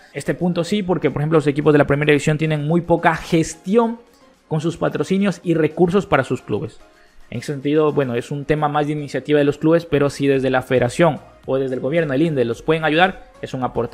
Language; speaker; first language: Spanish; native; Spanish